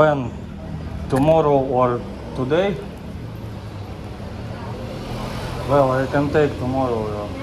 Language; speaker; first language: English; non-native, fluent; Russian